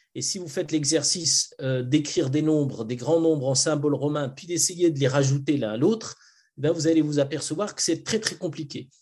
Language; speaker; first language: French; non-native, local second language; Arabic